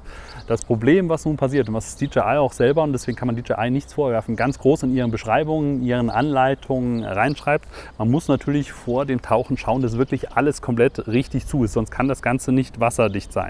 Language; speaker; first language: German; native; German